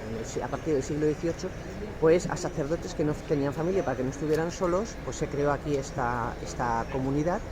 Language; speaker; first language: Spanish; native; Spanish